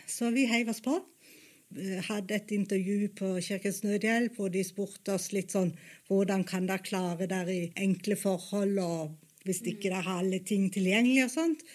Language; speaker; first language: Norwegian; native; Norwegian